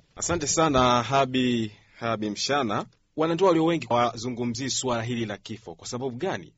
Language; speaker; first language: Swahili; native; Swahili